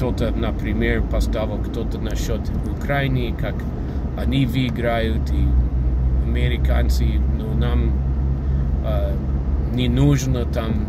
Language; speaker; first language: Russian; non-native, fluent; English